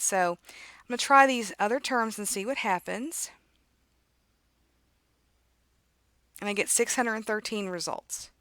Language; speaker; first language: English; native; English